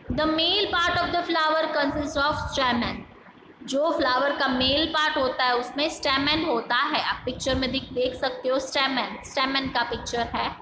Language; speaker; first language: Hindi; non-native, local second language; Gujarati